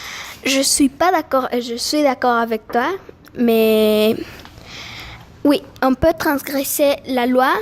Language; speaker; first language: French; non-native, learner; Spanish